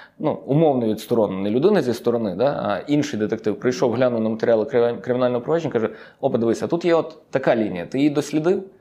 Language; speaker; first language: Ukrainian; native; Ukrainian